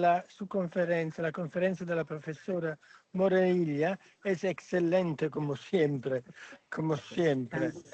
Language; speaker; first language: Spanish; non-native, fluent; Italian